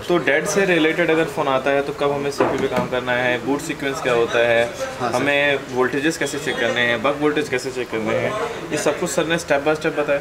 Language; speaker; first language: Hindi; native; Hindi